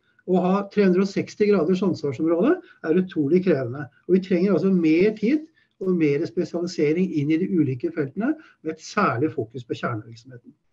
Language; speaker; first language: Norwegian; native; Norwegian